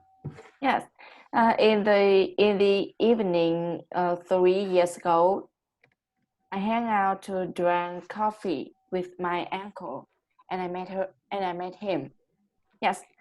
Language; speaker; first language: English; non-native, learner; Vietnamese